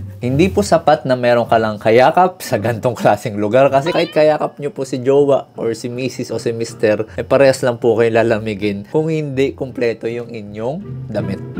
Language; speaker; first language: Filipino; native; Filipino